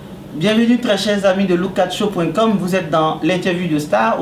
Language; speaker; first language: French; native; French